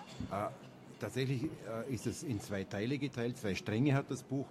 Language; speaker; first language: German; native; German